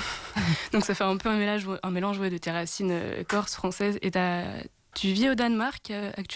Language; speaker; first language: French; native; French